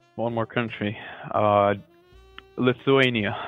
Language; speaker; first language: English; non-native, fluent; Macedonian